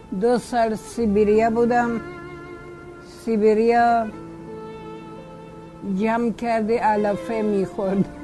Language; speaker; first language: Persian; early bilingual, other home language; Polish